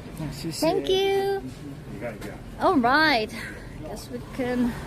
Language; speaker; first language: English; non-native, fluent; Korean